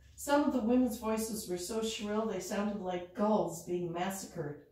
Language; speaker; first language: English; native; English